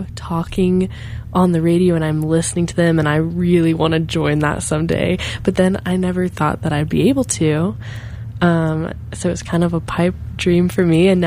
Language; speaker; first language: English; native; English